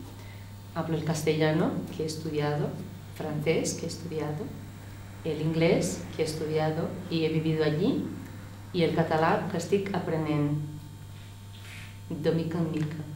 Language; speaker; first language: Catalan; non-native, learner; Portuguese